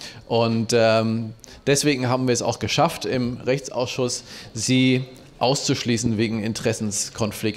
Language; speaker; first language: German; native; German